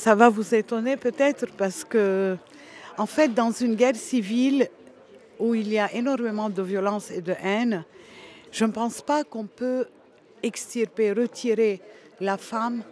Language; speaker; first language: French; non-native, local second language; Arabic